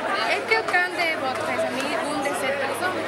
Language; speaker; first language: French; non-native, learner; Spanish